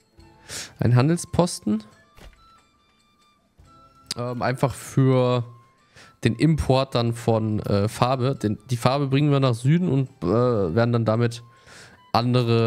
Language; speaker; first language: German; native; German